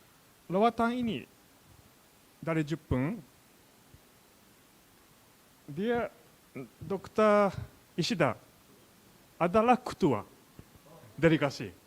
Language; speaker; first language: Indonesian; non-native, learner; Japanese